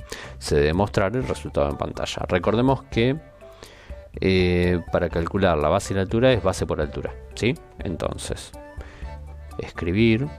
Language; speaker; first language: Spanish; native; Spanish